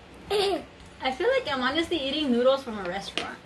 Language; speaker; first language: English; early bilingual, other home language; Spanish